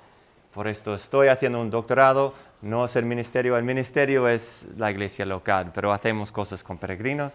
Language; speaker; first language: Spanish; non-native, fluent; English